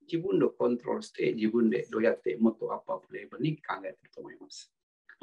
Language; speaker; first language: Japanese; non-native, fluent; Indonesian